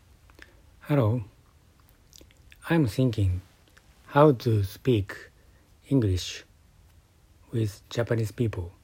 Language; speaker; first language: English; non-native, learner; Japanese